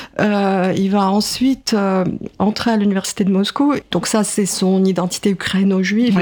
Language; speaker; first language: French; non-native, fluent; Russian